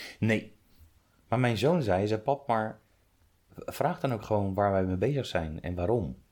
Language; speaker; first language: Dutch; native; Dutch